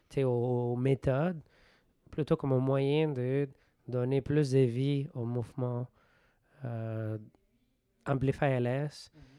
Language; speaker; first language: French; non-native, fluent; Spanish